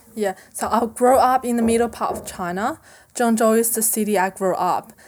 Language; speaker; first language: English; non-native, fluent; Chinese